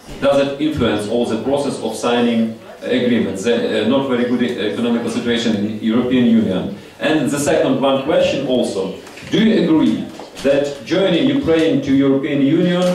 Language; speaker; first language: English; non-native, fluent; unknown